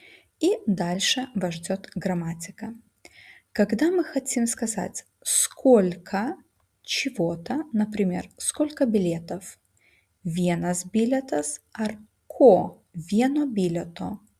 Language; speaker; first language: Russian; non-native, fluent; Lithuanian